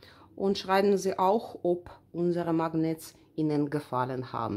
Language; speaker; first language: German; non-native, fluent; Russian